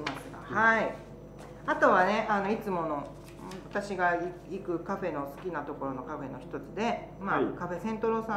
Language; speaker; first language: Japanese; native; Japanese